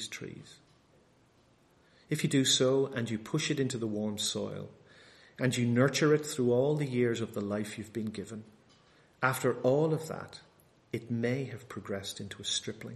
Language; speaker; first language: English; native; English